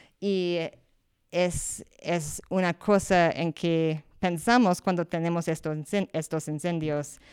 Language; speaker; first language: Spanish; non-native, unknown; English